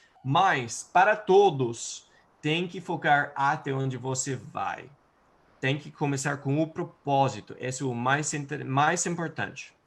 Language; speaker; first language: Portuguese; non-native, fluent; English